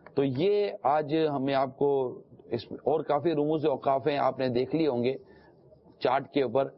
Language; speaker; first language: Urdu; non-native, local second language; Memoni